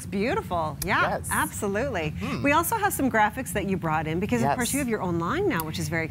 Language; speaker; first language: English; native; English